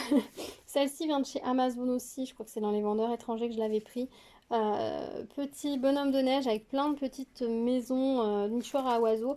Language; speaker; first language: French; native; French